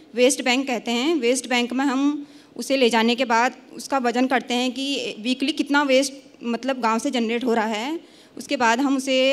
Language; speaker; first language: Hindi; native; Hindi